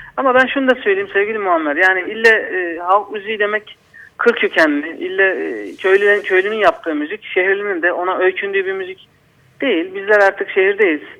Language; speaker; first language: Turkish; native; Turkish